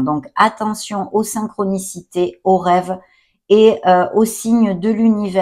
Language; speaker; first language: French; native; French